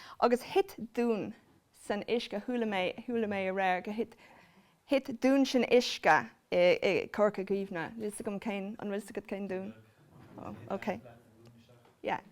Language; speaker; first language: Irish; non-native, local second language; English